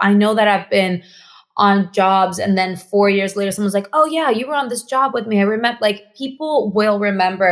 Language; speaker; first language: English; non-native, fluent; Spanish